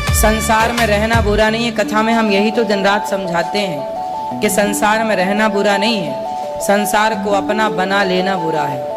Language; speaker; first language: Hindi; native; Hindi